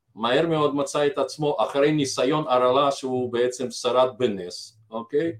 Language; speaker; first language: Hebrew; non-native, fluent; Russian